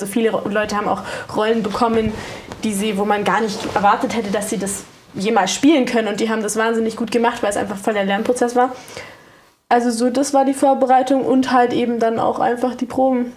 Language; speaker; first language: German; native; German